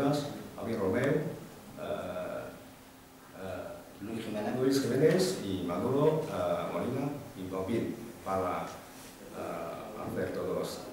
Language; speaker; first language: Spanish; non-native, fluent; Chinese